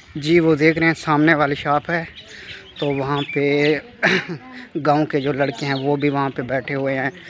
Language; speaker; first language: Urdu; non-native, local second language; Saraiki